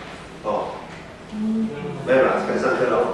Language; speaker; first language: Chinese; non-native, learner; English